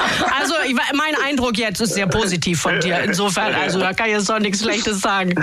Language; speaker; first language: German; native; German